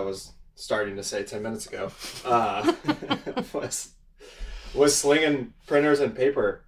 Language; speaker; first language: English; native; English